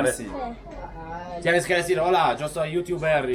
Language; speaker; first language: Spanish; non-native, learner; English